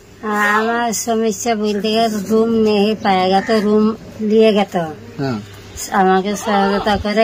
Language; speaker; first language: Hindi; non-native, local second language; Bangla